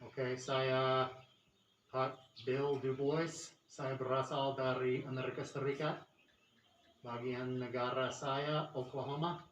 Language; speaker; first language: Indonesian; non-native, fluent; English